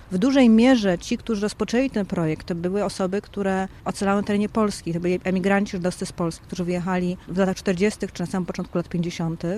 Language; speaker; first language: Polish; native; Polish